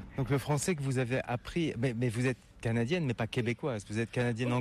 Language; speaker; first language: French; native; French